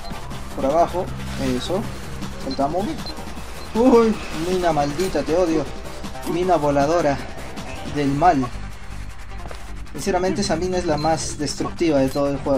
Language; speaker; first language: Spanish; native; Spanish